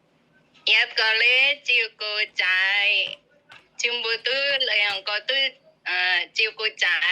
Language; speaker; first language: Cantonese; non-native, learner; Javanese